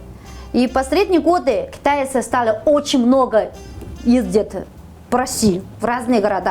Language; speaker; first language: Russian; non-native, fluent; Chinese